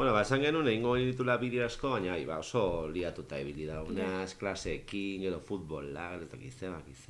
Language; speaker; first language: Basque; native; Basque